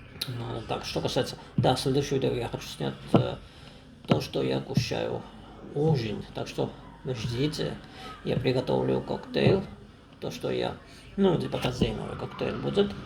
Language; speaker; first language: Russian; non-native, fluent; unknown